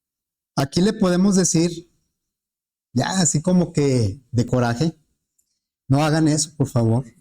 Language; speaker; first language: Spanish; native; Spanish